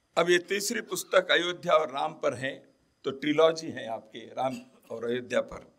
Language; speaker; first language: Hindi; non-native, local second language; Kannada